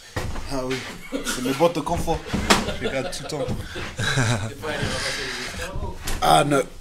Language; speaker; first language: French; non-native, fluent; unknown